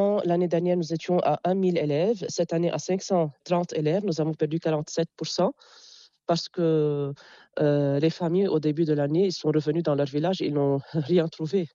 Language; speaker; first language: French; non-native, local second language; Arabic